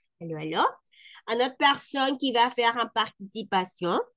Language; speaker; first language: French; non-native, fluent; Spanish